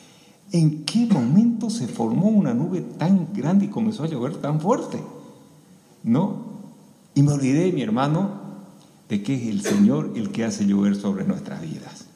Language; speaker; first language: Spanish; native; Spanish